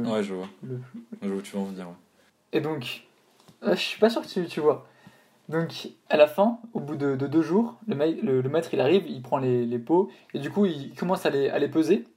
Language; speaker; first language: French; native; French